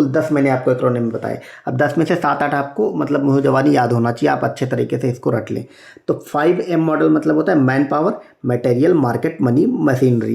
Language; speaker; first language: Hindi; native; Hindi